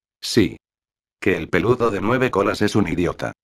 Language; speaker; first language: Spanish; native; Spanish